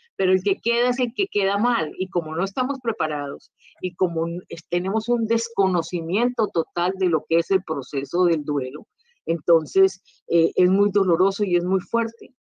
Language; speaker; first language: Spanish; native; Spanish